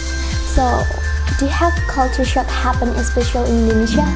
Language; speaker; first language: English; non-native, learner; Indonesian